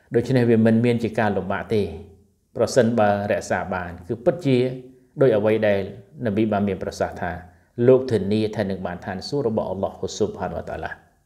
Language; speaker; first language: Khmer; non-native, local second language; Eastern Cham